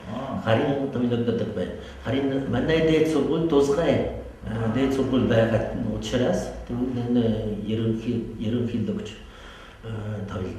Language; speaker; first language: Mongolian; non-native, fluent; French